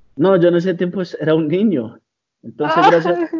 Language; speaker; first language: Spanish; native; Spanish